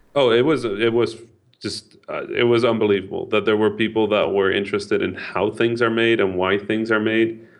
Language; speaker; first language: English; non-native, fluent; Dutch